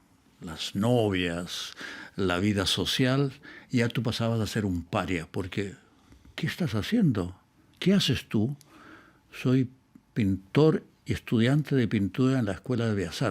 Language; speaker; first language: Spanish; native; Spanish